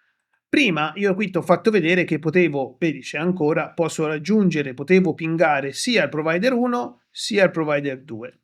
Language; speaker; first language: Italian; native; Italian